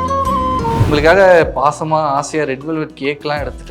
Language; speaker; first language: Tamil; native; Tamil